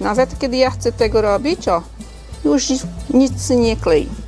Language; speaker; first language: Polish; non-native, learner; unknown